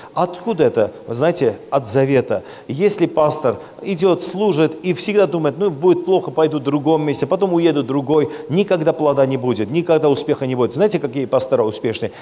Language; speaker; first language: Russian; non-native, local second language; Armenian